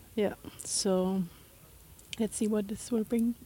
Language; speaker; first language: English; non-native, fluent; German